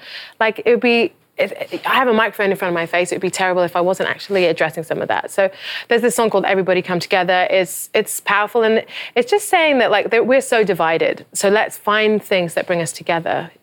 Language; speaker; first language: English; native; English